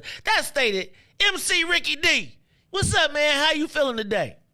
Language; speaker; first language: English; native; English